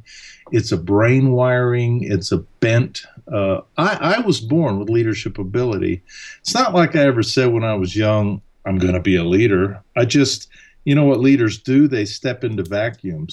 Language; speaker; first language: English; early bilingual, other home language; German